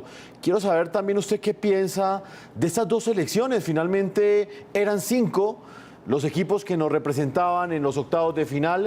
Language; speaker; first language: Spanish; native; Spanish